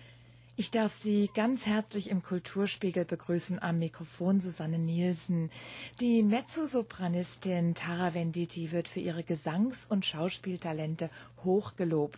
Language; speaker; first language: German; native; German